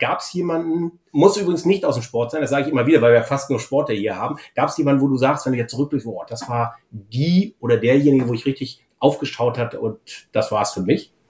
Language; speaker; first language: German; native; German